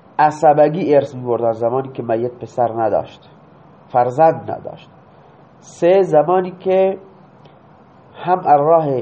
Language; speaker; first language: Persian; non-native, local second language; Baluchi